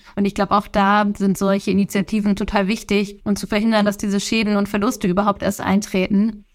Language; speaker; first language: German; native; German